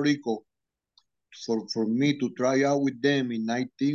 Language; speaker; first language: English; non-native, fluent; Spanish